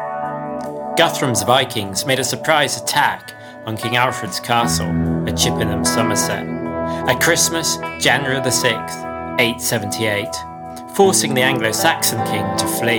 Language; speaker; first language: English; native; English